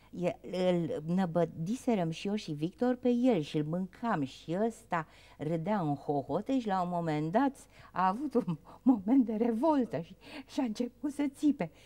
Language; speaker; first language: Romanian; native; Romanian